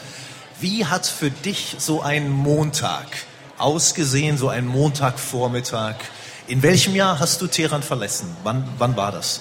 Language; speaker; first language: German; native; German